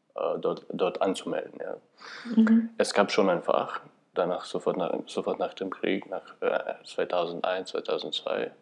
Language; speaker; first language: German; non-native, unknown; Albanian